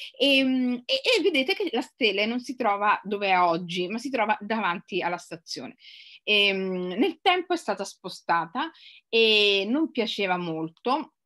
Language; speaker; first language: Italian; native; Italian